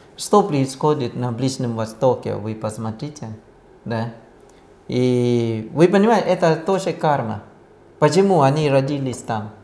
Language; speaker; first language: Russian; non-native, fluent; Thai